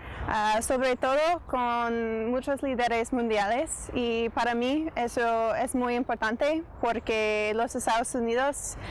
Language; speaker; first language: Spanish; non-native, fluent; English